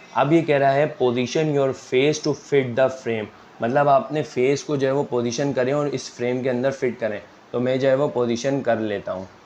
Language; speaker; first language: Urdu; native; Urdu